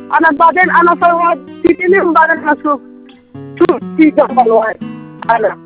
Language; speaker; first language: Arabic; non-native, learner; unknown